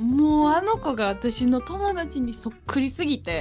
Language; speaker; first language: Japanese; native; Japanese